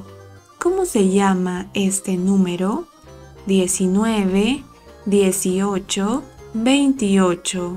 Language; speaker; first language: Spanish; native; Spanish